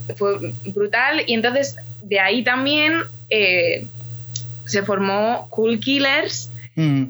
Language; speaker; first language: Spanish; early bilingual, other home language; Ukrainian